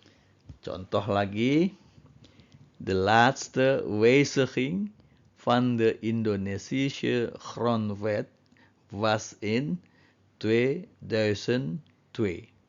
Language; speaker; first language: Dutch; non-native, fluent; Indonesian